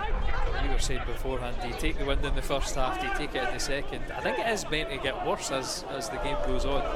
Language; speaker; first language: English; native; English